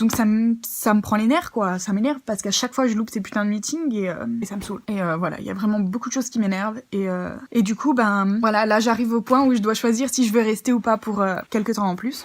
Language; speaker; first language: French; native; French